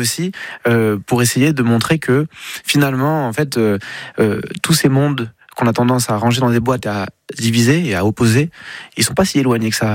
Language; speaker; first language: French; native; French